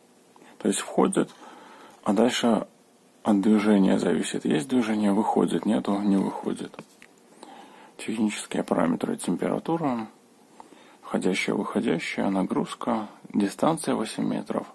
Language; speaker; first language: Russian; native; Russian